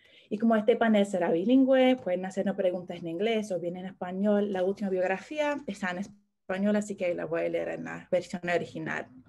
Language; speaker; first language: Spanish; non-native, fluent; English